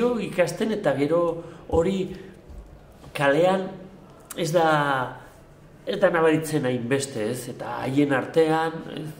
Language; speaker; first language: Basque; non-native, local second language; Spanish